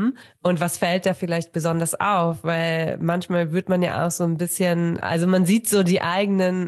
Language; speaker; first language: German; native; German